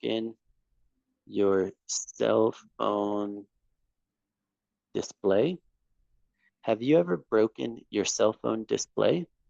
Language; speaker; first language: English; non-native, fluent; Spanish